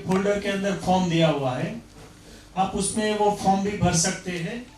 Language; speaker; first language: Hindi; non-native, local second language; Gujarati